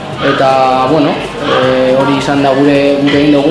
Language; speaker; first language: Basque; native; Basque